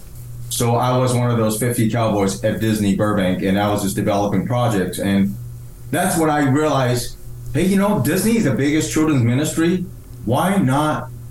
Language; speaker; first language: English; early bilingual, other home language; Chinese